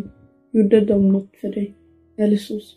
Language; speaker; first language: Swedish; early bilingual, other home language; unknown